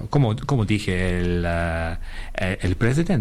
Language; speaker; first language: Spanish; non-native, fluent; English